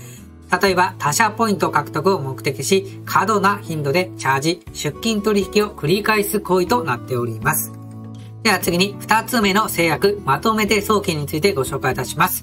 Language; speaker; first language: Japanese; native; Japanese